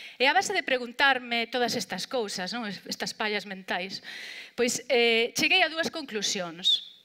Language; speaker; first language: Galician; non-native, local second language; Spanish